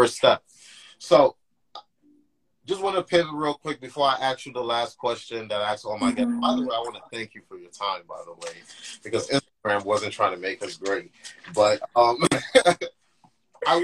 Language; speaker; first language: English; native; English